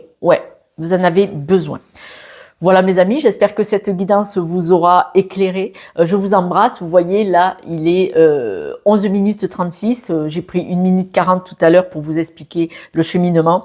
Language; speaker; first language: French; native; French